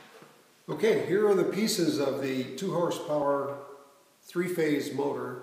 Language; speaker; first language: English; native; English